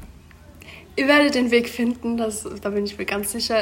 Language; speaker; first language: German; early bilingual, other home language; Greek